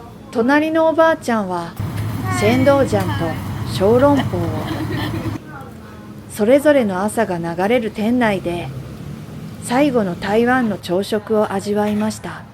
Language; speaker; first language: Japanese; native; Japanese